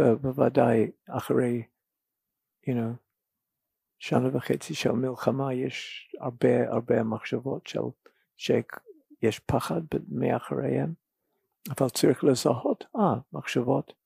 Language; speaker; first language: Hebrew; non-native, fluent; English